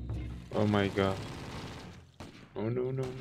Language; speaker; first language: English; non-native, learner; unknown